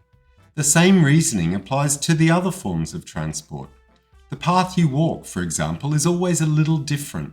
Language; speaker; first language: English; native; English